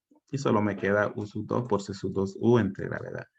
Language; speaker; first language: Spanish; native; Spanish